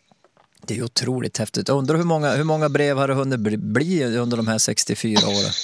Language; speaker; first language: Swedish; native; Swedish